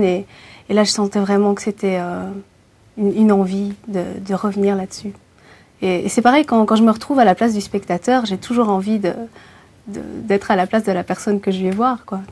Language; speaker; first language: French; early bilingual, other home language; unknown